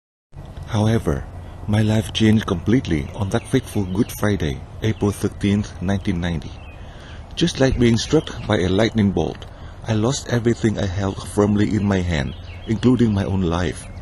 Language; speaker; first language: English; non-native, fluent; Vietnamese